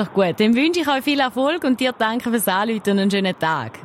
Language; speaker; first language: German; native; German